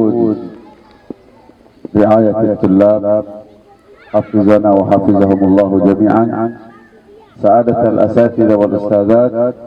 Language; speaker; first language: Arabic; non-native, fluent; Indonesian